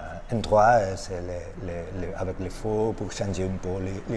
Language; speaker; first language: French; non-native, learner; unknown